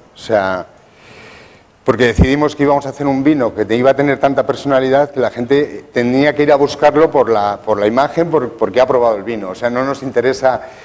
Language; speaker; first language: Spanish; native; Spanish